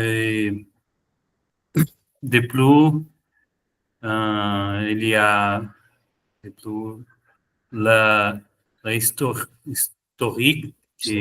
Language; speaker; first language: French; non-native, learner; Portuguese